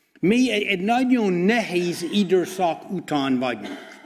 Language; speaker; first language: Hungarian; non-native, fluent; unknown